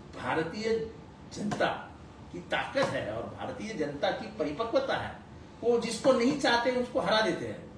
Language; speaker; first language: Hindi; non-native, local second language; Marathi